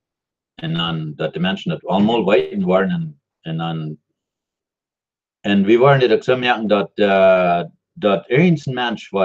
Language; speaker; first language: German; non-native, learner; Dutch